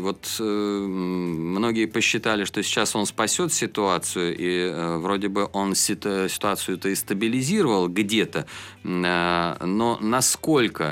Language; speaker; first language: Russian; native; Russian